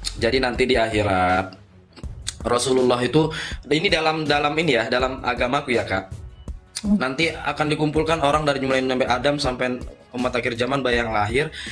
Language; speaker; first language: Indonesian; native; Indonesian